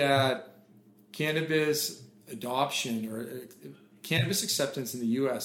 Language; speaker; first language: English; native; English